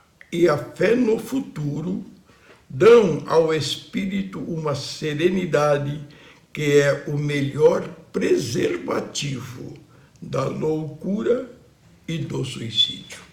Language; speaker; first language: Portuguese; native; Portuguese